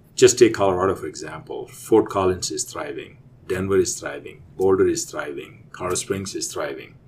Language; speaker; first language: English; non-native, local second language; Telugu